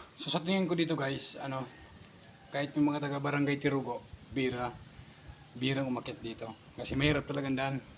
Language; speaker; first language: Filipino; non-native, local second language; Bikol